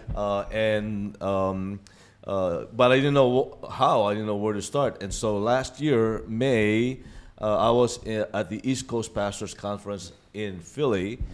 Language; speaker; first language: English; non-native, local second language; Filipino